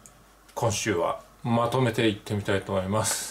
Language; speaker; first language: Japanese; native; Japanese